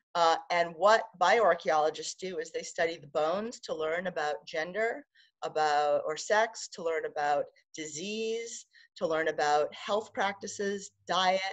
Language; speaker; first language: English; native; English